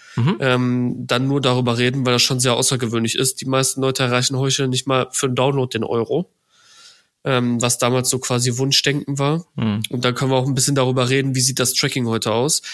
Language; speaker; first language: German; native; German